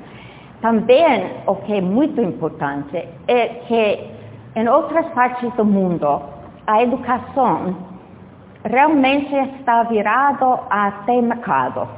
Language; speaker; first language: Portuguese; non-native, fluent; English